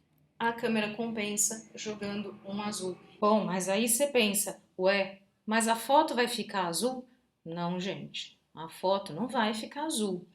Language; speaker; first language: Portuguese; native; Portuguese